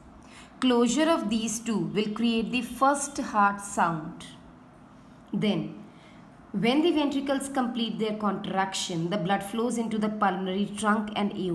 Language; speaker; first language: English; non-native, local second language; Hindi